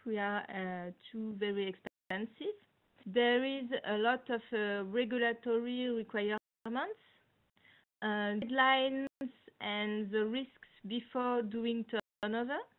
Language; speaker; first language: English; non-native, learner; French